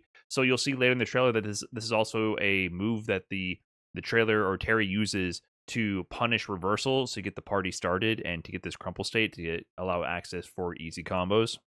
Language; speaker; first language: English; native; English